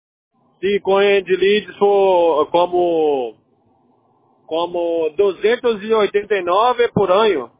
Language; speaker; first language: Spanish; non-native, learner; Portuguese